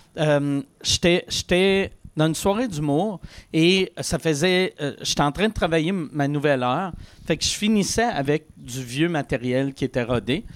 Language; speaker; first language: French; native; French